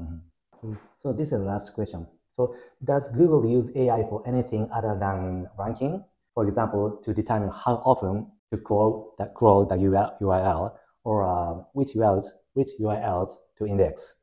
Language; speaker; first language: English; non-native, fluent; Japanese